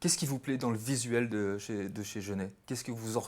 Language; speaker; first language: French; native; French